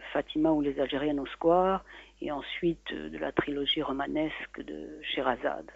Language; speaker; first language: French; native; French